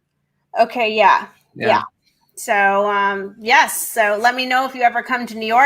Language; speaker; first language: English; native; English